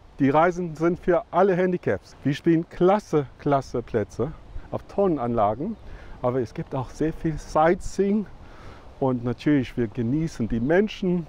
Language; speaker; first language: German; non-native, fluent; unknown